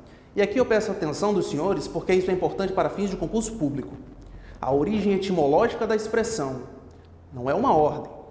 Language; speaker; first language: Portuguese; native; Portuguese